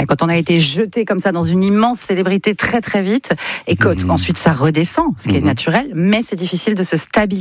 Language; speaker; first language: French; native; French